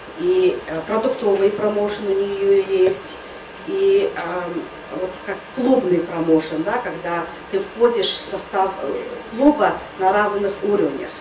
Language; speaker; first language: Russian; non-native, fluent; Mongolian